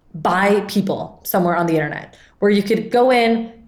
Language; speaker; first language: English; non-native, fluent; Spanish